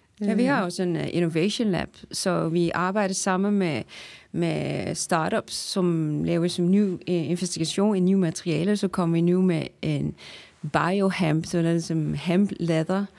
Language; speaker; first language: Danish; non-native, fluent; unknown